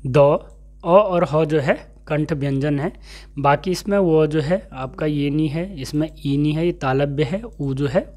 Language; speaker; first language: Hindi; native; Hindi